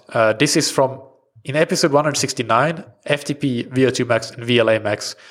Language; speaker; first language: English; non-native, fluent; Swedish